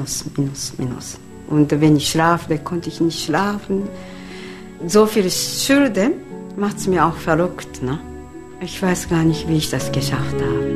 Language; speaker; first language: German; non-native, learner; Japanese